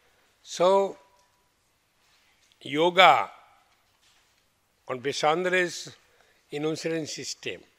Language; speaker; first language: German; non-native, learner; Hindi